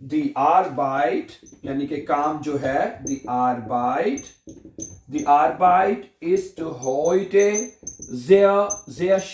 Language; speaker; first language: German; non-native, learner; Urdu